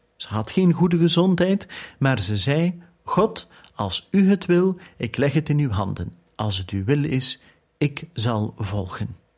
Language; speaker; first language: Dutch; native; Dutch